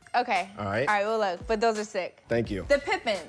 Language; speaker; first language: English; native; English